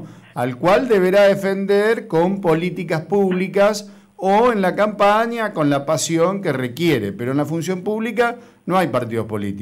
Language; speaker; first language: Spanish; native; Spanish